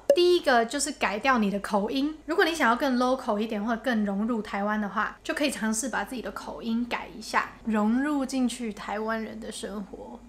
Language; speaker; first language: Chinese; non-native, local second language; Cantonese